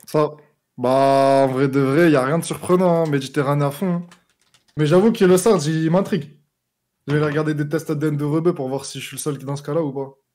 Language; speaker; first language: French; native; French